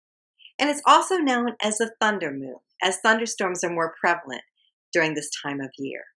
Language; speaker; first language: English; native; English